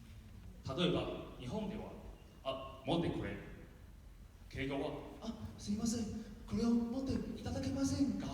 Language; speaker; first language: Japanese; non-native, learner; Min Nan Chinese